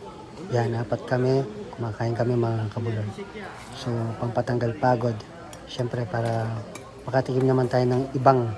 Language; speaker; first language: Filipino; native; Filipino